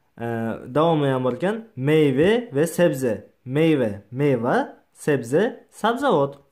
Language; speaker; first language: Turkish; non-native, learner; Uzbek